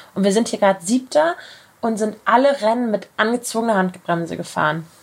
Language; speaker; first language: German; native; German